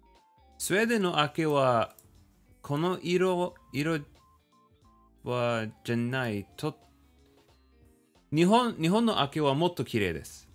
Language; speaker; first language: Japanese; non-native, learner; English